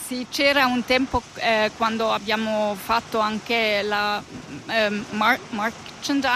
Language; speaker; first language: Italian; non-native, fluent; German